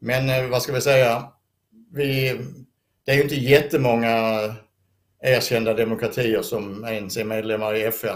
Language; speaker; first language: Swedish; native; Swedish